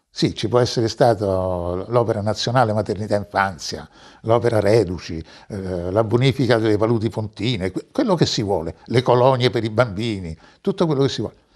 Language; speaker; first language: Italian; native; Italian